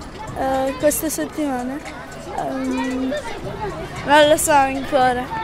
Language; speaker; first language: Italian; non-native, learner; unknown